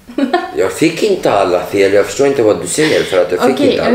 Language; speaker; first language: Swedish; non-native, learner; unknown